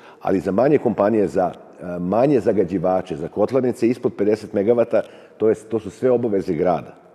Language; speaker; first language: Serbian; native; Serbian